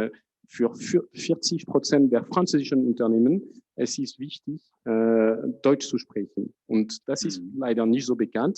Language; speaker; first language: German; non-native, fluent; French